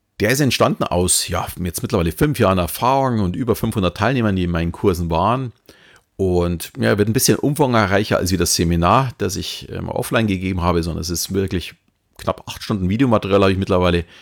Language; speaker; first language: German; native; German